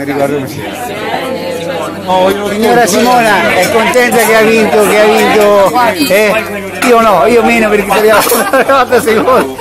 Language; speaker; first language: Italian; native; Italian